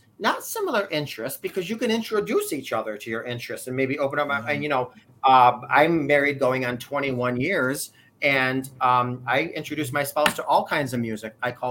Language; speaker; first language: English; native; English